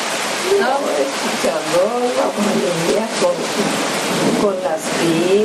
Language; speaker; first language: Spanish; early bilingual, other home language; Japanese